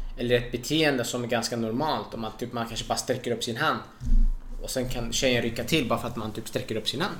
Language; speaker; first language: Swedish; early bilingual, other home language; Persian